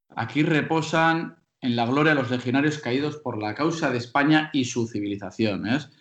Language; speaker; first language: Spanish; non-native, local second language; Basque